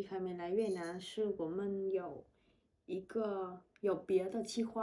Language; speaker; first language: Chinese; non-native, learner; Vietnamese